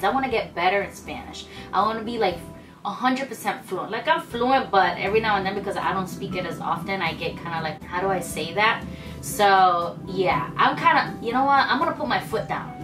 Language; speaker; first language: English; early bilingual, other home language; Spanish